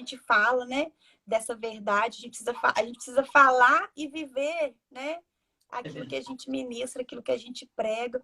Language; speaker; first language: Portuguese; native; Portuguese